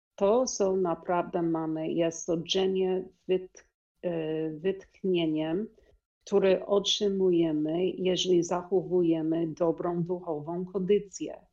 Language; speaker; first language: Polish; non-native, learner; English